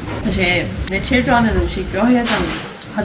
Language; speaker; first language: Korean; non-native, fluent; Swedish